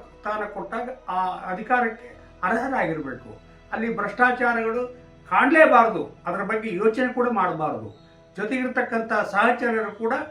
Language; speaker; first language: Kannada; native; Kannada